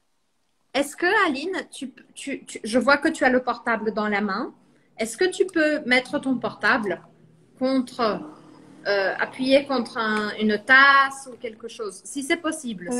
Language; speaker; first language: French; non-native, fluent; Portuguese